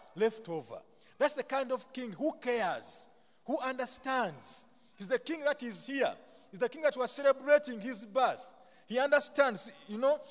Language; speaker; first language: English; non-native, local second language; Ganda